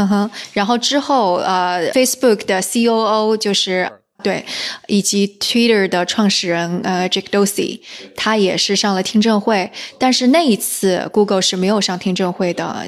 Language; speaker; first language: Chinese; native; Chinese